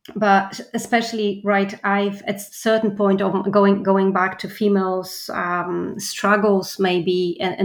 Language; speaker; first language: English; non-native, fluent; Polish